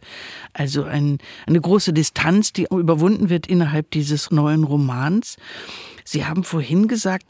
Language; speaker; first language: German; native; German